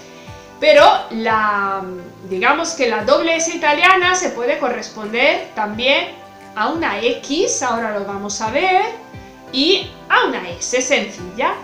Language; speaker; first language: Spanish; non-native, fluent; Italian